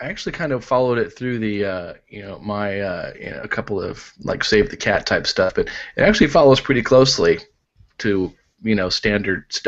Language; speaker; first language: English; native; English